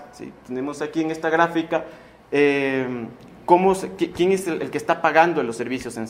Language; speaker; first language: Spanish; native; Spanish